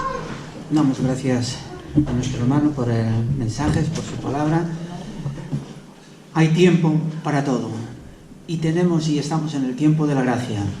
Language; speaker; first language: Spanish; native; Spanish